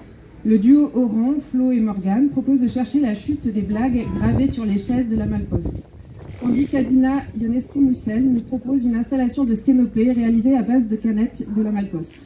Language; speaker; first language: French; native; French